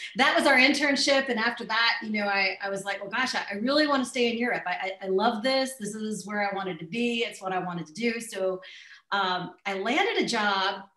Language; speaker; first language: English; native; English